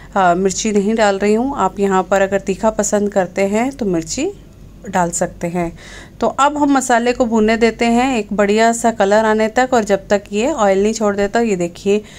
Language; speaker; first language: Hindi; non-native, local second language; Punjabi